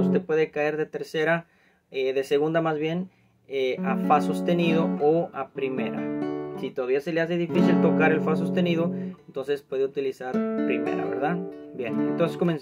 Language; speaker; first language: Spanish; native; Spanish